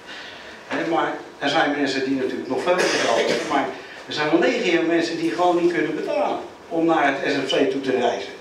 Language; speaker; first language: Dutch; native; Dutch